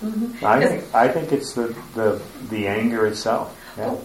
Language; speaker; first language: English; native; English